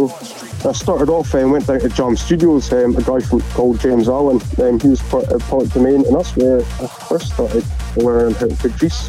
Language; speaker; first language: English; native; English